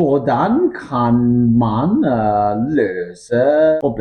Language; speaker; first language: Norwegian; non-native, fluent; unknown